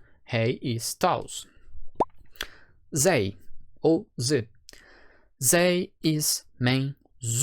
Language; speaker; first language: Dutch; non-native, fluent; Portuguese